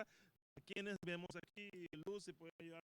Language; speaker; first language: Spanish; native; Spanish